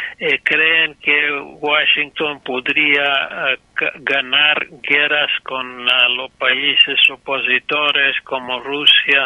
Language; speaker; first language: Spanish; non-native, fluent; English